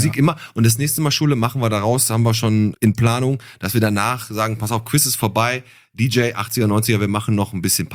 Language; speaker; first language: German; native; German